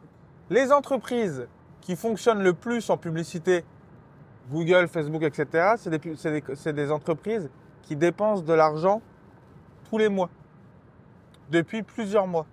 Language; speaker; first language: French; native; French